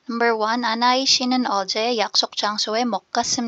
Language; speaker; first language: Korean; non-native, fluent; Filipino